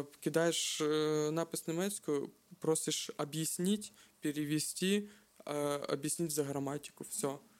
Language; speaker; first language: Ukrainian; non-native, local second language; Russian